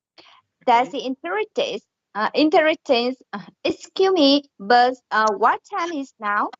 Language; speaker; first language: English; non-native, learner; Vietnamese